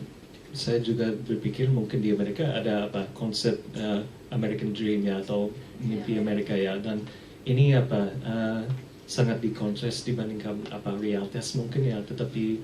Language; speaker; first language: Indonesian; early bilingual, heritage; English